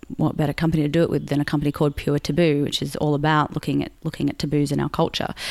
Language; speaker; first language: English; native; English